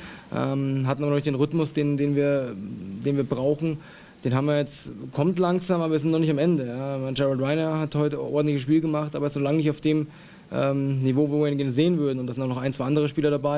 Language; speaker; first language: German; native; German